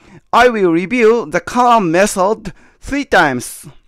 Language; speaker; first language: English; non-native, learner; Japanese